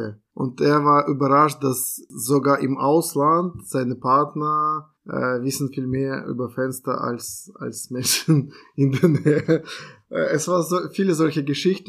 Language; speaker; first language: German; non-native, fluent; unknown